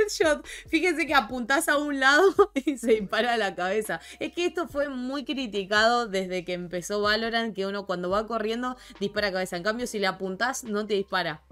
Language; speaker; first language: Spanish; native; Spanish